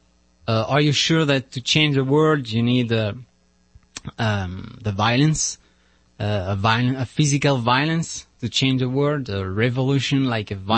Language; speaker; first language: English; non-native, learner; French